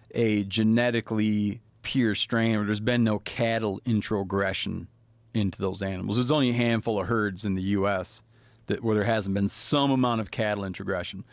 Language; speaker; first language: English; native; English